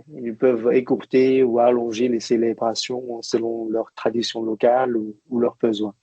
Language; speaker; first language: French; non-native, fluent; Chinese